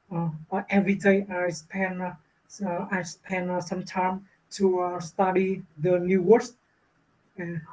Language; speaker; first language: English; non-native, learner; Vietnamese